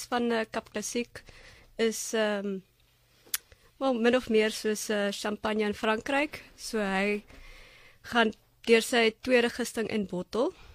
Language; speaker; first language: Afrikaans; non-native, fluent; German